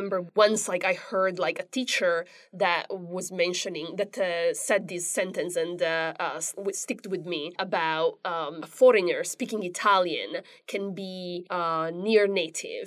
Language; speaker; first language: English; non-native, fluent; Italian